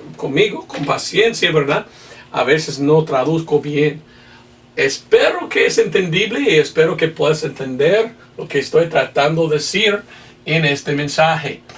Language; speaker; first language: Spanish; non-native, fluent; English